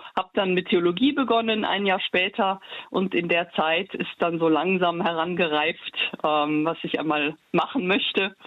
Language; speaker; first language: German; early bilingual, heritage; German